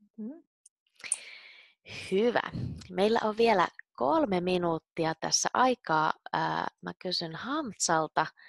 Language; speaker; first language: Finnish; native; Finnish